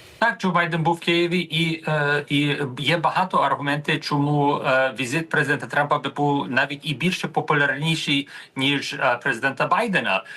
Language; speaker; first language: Ukrainian; early bilingual, heritage; Ukrainian